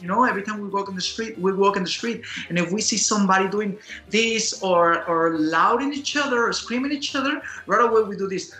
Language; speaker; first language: English; non-native, fluent; Spanish